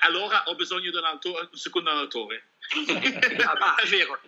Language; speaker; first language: Italian; non-native, learner; Dutch